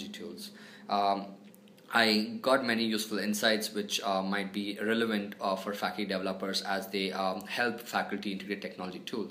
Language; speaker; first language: English; non-native, local second language; Telugu